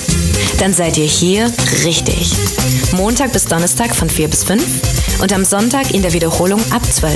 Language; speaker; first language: German; native; German